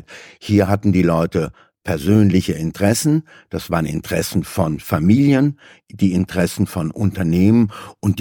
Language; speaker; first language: German; native; German